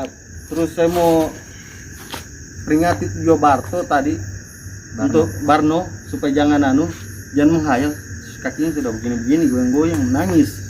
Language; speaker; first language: Indonesian; native; Indonesian